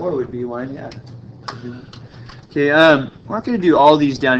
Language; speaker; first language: English; native; English